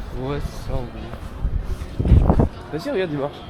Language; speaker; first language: French; native; French